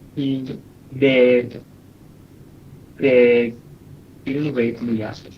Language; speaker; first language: English; non-native, learner; Thai